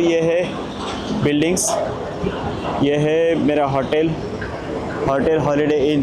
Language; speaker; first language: Hindi; non-native, local second language; Marathi